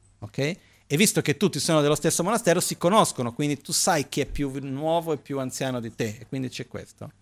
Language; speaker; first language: Italian; non-native, fluent; Portuguese